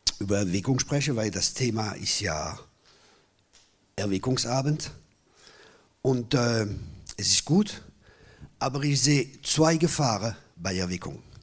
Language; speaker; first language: German; non-native, local second language; French